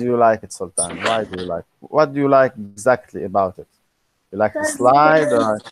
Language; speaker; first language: English; non-native, fluent; Arabic